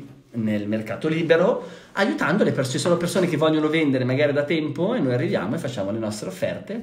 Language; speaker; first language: Italian; native; Italian